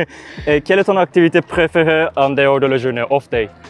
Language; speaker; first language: French; non-native, learner; Turkish